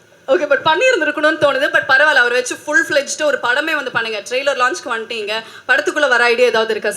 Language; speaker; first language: Tamil; native; Tamil